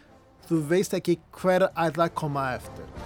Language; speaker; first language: Icelandic; non-native, fluent; Spanish